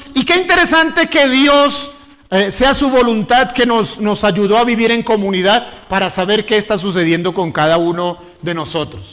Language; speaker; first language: Spanish; native; Spanish